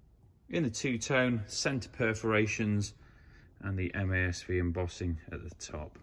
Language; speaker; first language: English; native; English